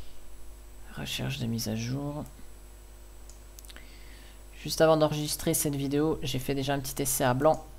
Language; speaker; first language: French; native; French